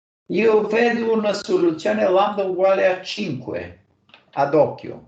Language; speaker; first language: Italian; non-native, fluent; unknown